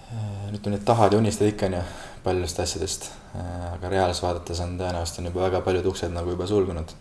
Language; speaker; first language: Estonian; native; Estonian